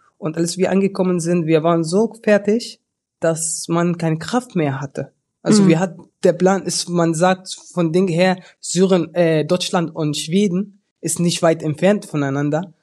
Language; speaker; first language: German; early bilingual, other home language; Arabic